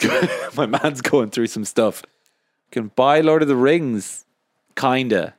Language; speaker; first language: English; native; English